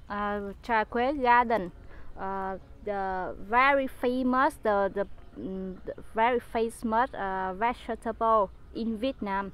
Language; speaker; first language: English; non-native, fluent; Vietnamese